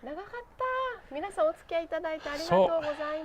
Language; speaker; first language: Japanese; native; Japanese